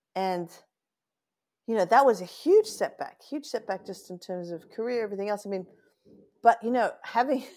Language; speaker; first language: English; native; English